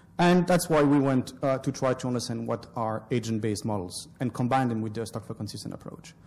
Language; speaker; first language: English; non-native, fluent; French